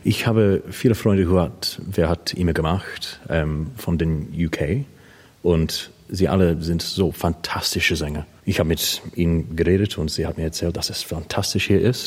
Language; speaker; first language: German; non-native, learner; English